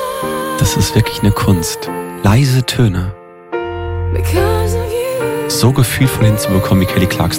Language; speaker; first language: German; native; German